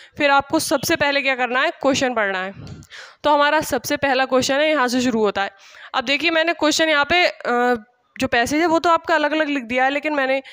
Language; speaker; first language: Hindi; native; Hindi